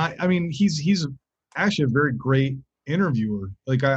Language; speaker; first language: English; native; English